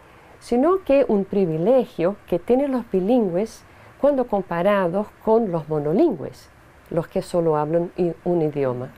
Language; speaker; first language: Spanish; non-native, fluent; Portuguese